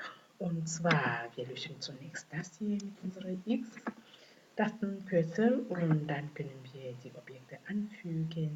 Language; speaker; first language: German; non-native, fluent; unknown